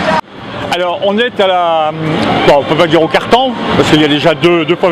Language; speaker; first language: French; native; French